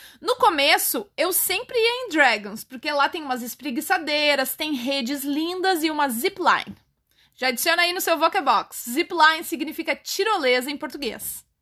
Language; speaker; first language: Portuguese; native; Portuguese